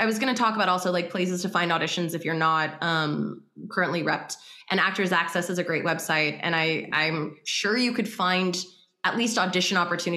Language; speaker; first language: English; native; English